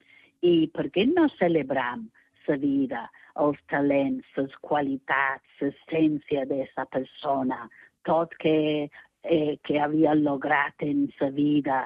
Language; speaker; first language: Catalan; non-native, fluent; English